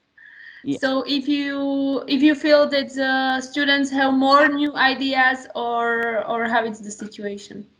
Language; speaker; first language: English; non-native, fluent; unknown